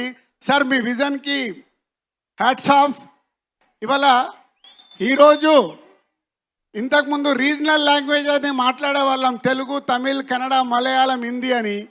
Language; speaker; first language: Telugu; native; Telugu